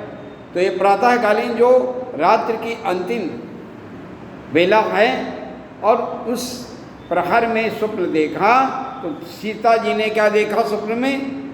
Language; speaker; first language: Hindi; native; Hindi